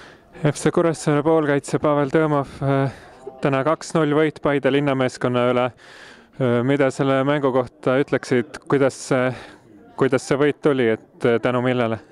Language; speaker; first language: Estonian; native; Estonian